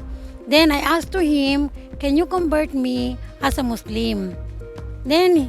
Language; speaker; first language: English; non-native, learner; Japanese